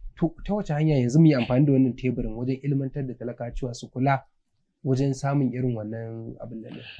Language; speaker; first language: Hausa; native; Hausa